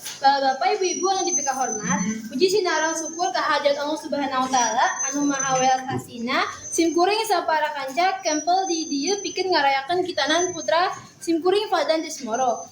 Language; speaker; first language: Sundanese; non-native, learner; Japanese